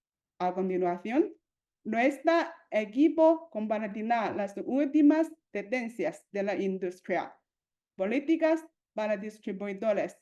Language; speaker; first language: Spanish; non-native, fluent; Chinese